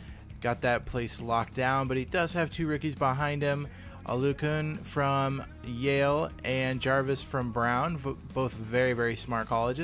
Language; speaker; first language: English; native; English